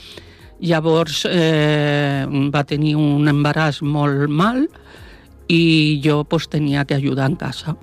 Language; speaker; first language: Catalan; non-native, local second language; Spanish